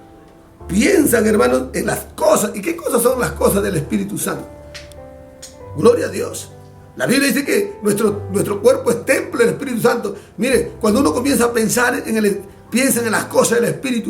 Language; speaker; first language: Spanish; native; Spanish